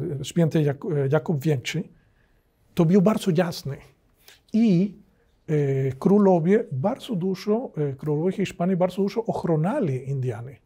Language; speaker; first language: Polish; non-native, learner; Spanish